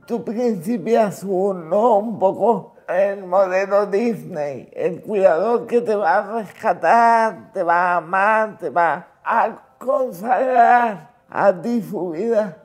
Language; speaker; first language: Spanish; early bilingual, heritage; Spanish